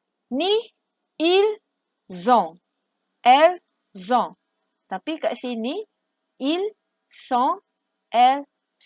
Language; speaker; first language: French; non-native, fluent; Malay